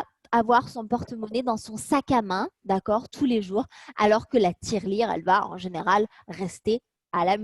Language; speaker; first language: French; native; French